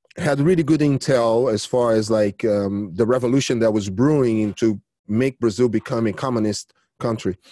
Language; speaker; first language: English; early bilingual, other home language; Portuguese